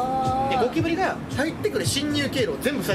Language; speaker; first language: Japanese; native; Japanese